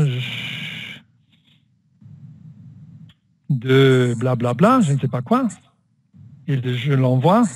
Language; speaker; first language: French; non-native, fluent; German